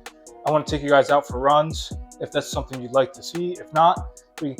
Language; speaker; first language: English; native; English